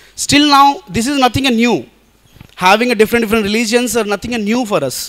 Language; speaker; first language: English; non-native, local second language; Telugu